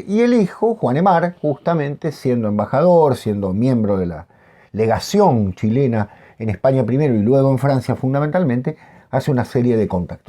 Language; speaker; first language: Spanish; native; Spanish